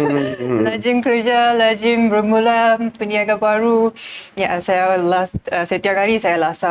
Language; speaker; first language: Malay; non-native, learner; Japanese